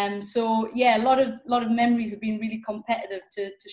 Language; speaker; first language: English; native; English